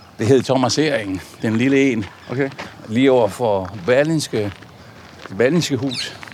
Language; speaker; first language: Danish; non-native, fluent; Italian